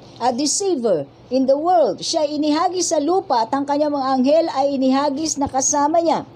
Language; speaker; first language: Filipino; native; Filipino